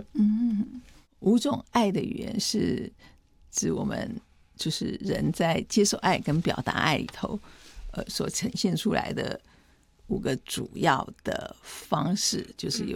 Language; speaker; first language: Chinese; native; Chinese